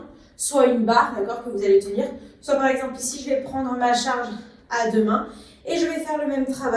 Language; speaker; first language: French; native; French